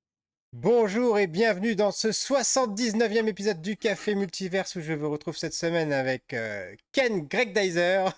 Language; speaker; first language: French; native; French